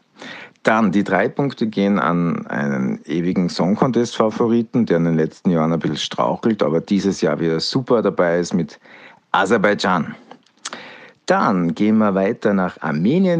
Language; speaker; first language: German; native; German